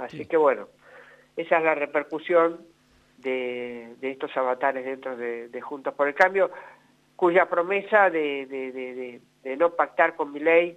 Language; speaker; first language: Spanish; native; Spanish